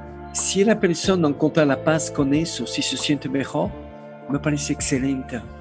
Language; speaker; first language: Spanish; non-native, learner; French